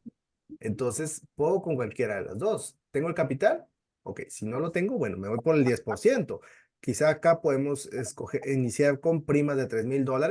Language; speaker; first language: Spanish; native; Spanish